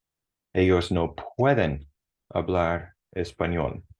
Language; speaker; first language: Spanish; non-native, fluent; English